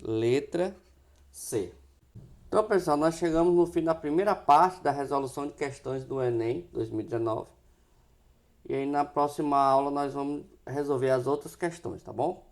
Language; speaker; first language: Portuguese; native; Portuguese